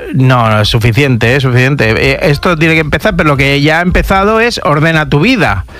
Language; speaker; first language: Spanish; native; Spanish